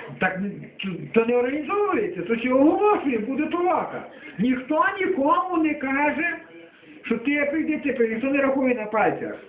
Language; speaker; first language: Ukrainian; native; Ukrainian